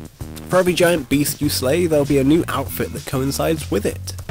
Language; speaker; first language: English; native; English